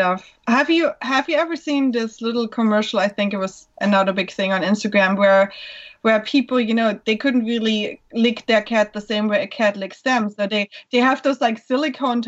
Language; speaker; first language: English; non-native, fluent; German